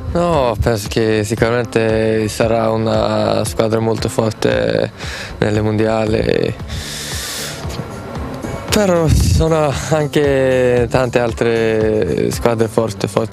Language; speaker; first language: Italian; non-native, fluent; Swedish